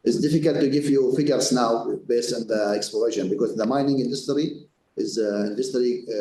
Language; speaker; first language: English; non-native, fluent; Arabic